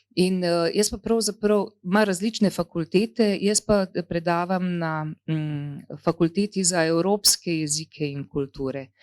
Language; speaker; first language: Slovenian; native; Slovenian